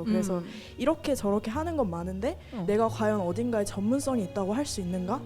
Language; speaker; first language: Korean; native; Korean